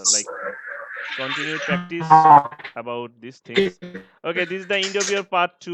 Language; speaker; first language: English; non-native, learner; Bangla